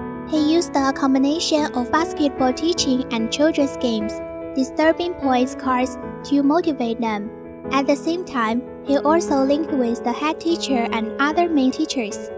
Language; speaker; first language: English; non-native, learner; Chinese